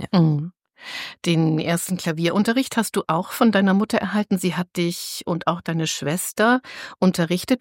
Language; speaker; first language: German; native; German